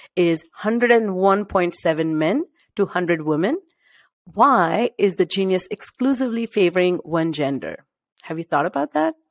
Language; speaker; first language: English; non-native, local second language; Marathi